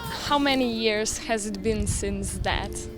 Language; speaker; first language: English; non-native, fluent; Slovenian